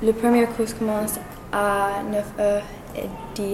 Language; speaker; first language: French; non-native, learner; English